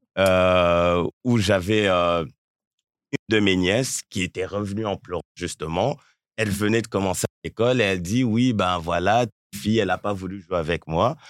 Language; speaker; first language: French; early bilingual, other home language; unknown